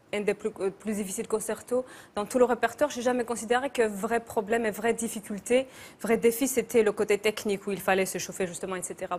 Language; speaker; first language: French; non-native, fluent; Georgian